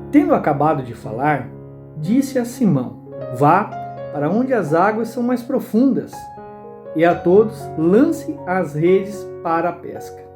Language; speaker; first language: Portuguese; native; Portuguese